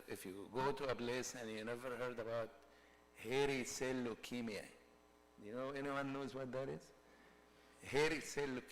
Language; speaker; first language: English; non-native, fluent; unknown